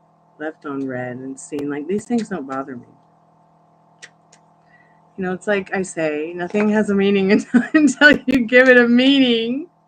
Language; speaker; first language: English; native; English